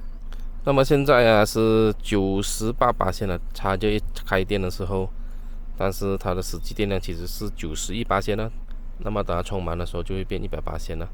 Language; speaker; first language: Chinese; native; Chinese